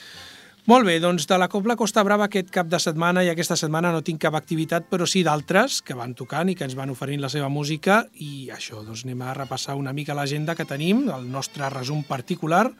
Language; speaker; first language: Catalan; native; Catalan